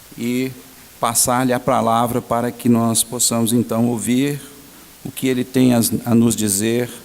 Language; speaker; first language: Portuguese; native; Portuguese